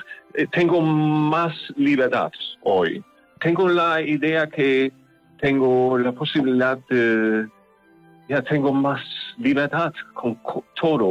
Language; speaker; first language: Spanish; non-native, learner; German